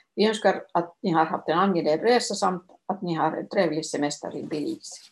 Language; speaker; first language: Swedish; non-native, local second language; Finnish